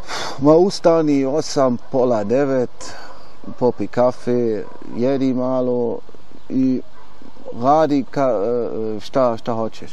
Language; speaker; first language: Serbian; non-native, learner; German